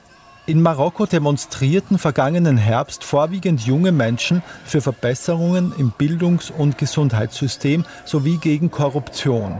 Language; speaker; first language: German; native; German